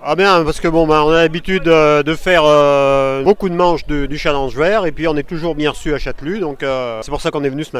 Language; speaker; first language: French; native; French